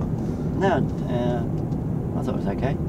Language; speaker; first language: English; native; English